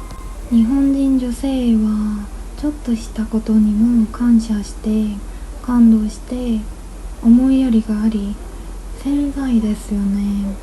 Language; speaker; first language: Japanese; non-native, fluent; Korean